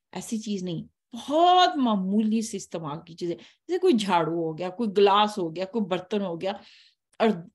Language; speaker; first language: Hindi; native; Hindi